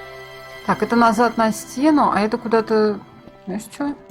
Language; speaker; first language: Russian; native; Russian